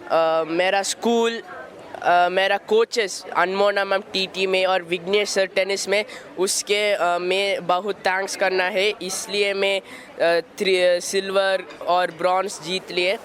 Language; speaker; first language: Hindi; non-native, local second language; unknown